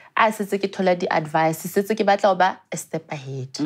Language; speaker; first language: English; non-native, local second language; Southern Sotho